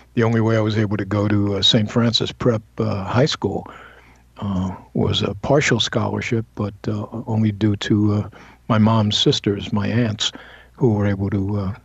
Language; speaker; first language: English; native; English